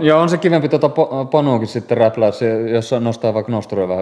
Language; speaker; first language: Finnish; native; Finnish